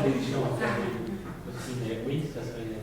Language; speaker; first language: French; non-native, fluent; Spanish